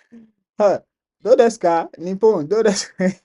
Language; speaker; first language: Japanese; non-native, learner; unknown